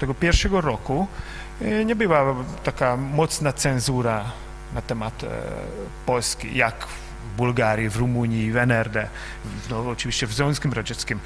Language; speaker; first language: Polish; non-native, fluent; Hungarian